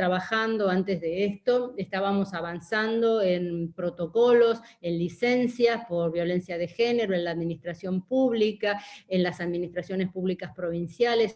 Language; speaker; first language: Spanish; native; Spanish